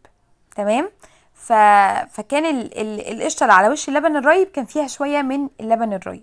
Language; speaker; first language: Arabic; native; Arabic